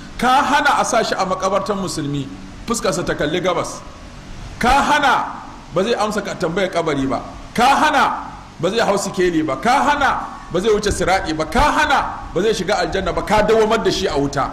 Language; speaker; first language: Hausa; native; Hausa